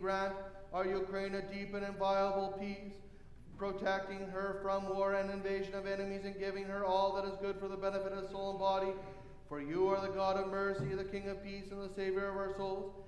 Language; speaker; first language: English; native; English